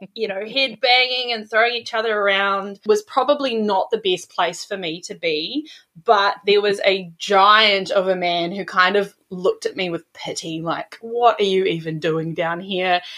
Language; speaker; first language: English; native; English